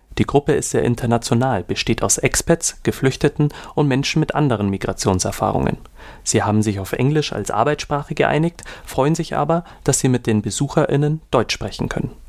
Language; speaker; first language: German; native; German